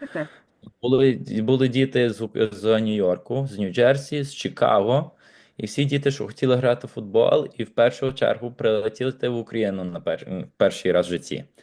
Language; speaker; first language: Ukrainian; native; Ukrainian